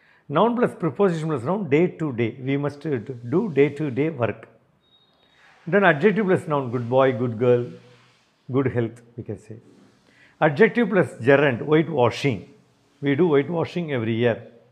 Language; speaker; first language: English; non-native, local second language; Tamil